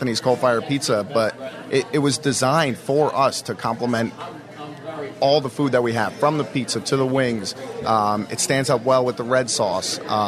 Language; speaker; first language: English; native; English